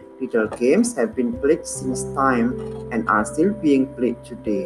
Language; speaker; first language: English; non-native, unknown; Indonesian